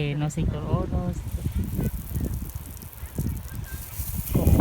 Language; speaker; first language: Spanish; non-native, learner; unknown